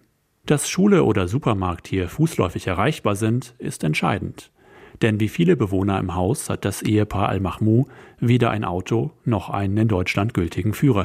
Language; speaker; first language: German; native; German